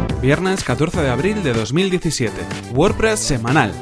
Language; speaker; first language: Spanish; native; Spanish